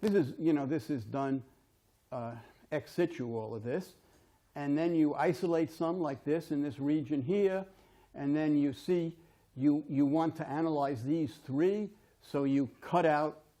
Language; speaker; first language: English; native; English